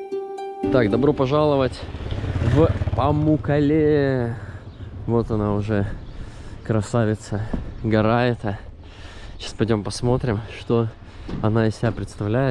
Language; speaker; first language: Russian; native; Russian